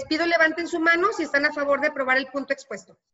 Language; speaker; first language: Spanish; native; Spanish